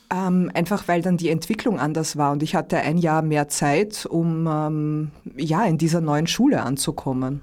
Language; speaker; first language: German; native; German